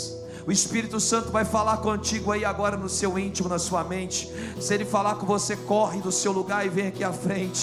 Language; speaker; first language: Portuguese; native; Portuguese